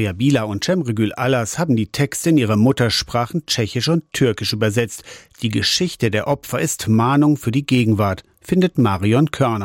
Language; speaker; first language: German; native; German